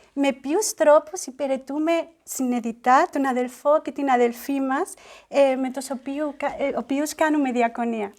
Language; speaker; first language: Greek; non-native, fluent; Spanish